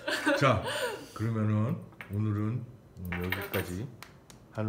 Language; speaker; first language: Korean; native; Korean